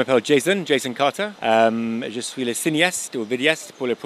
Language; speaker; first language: French; non-native, learner; English